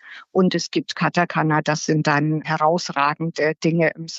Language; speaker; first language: German; native; German